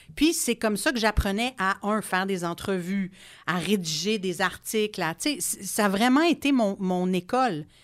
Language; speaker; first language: French; non-native, local second language; English